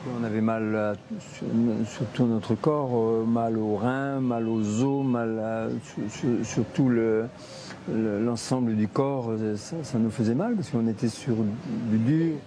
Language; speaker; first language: French; native; French